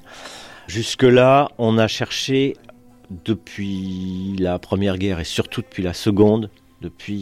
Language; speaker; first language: French; native; French